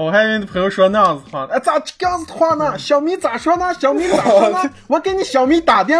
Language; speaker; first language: Chinese; native; Chinese